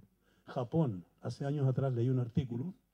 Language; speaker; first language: Spanish; native; Spanish